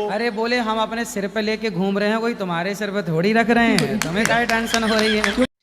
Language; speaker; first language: Hindi; native; Hindi